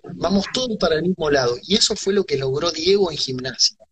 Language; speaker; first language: Spanish; native; Spanish